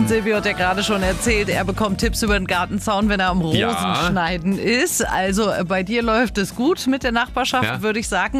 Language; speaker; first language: German; native; German